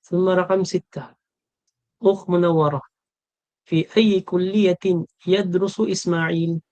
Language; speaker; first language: Arabic; non-native, fluent; Filipino